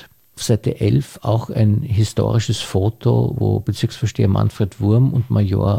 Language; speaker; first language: German; native; German